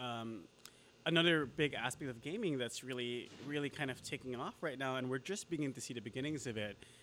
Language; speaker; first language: English; non-native, local second language; Filipino